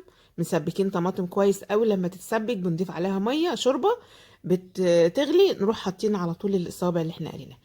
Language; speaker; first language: Arabic; native; Arabic